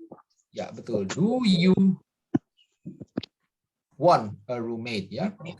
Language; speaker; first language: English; non-native, fluent; Indonesian